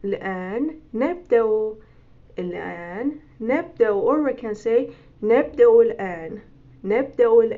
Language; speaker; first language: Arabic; non-native, fluent; Persian